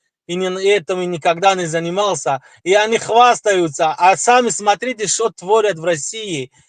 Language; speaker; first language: Russian; non-native, local second language; Tajik